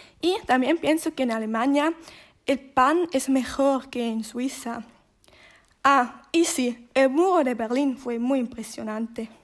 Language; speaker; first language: Spanish; non-native, learner; Swiss German